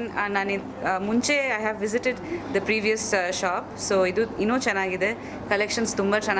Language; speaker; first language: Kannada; non-native, fluent; Bangla